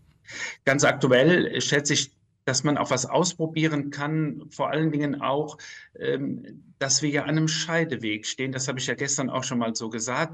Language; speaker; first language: German; native; German